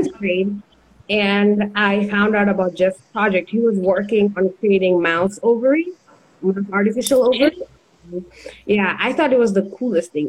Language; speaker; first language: English; non-native, local second language; Bangla